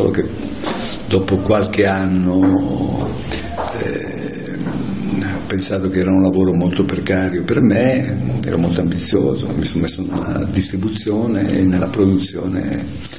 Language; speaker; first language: Italian; native; Italian